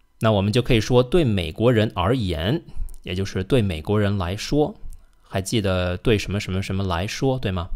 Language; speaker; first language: Chinese; non-native, fluent; English